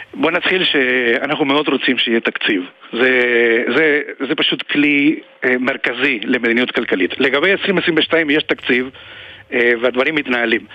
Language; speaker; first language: Hebrew; non-native, fluent; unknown